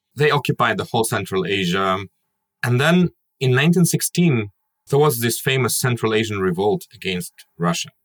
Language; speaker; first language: English; non-native, fluent; Kyrgyz